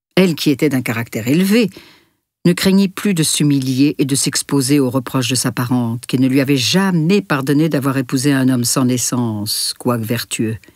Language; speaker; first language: French; native; French